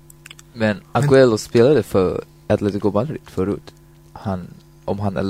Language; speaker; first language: Swedish; non-native, fluent; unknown